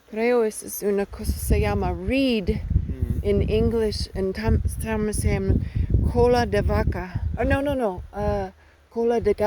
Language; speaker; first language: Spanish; non-native, learner; English